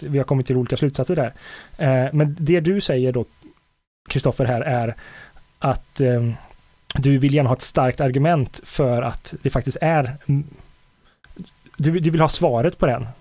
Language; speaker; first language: Swedish; native; Swedish